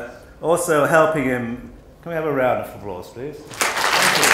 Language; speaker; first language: English; native; English